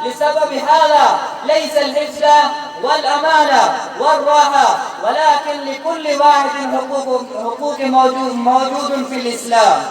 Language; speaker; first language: Arabic; non-native, learner; Urdu